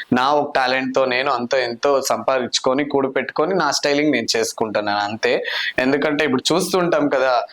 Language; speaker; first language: Telugu; native; Telugu